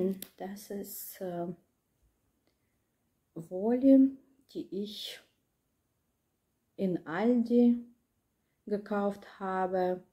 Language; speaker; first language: German; non-native, learner; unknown